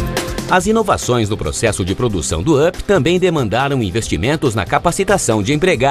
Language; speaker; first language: Portuguese; native; Portuguese